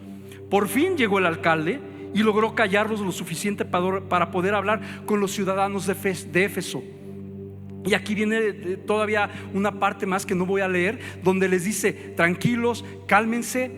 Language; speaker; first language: Spanish; native; Spanish